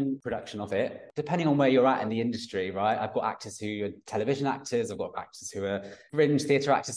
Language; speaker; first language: English; native; English